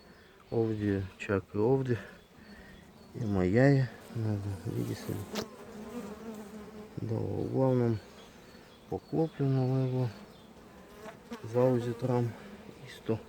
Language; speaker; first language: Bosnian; non-native, learner; Russian